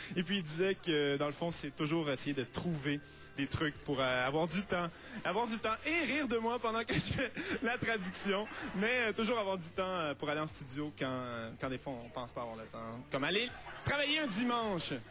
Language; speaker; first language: French; native; French